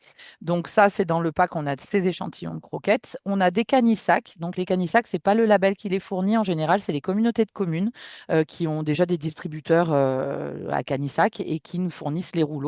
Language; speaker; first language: French; native; French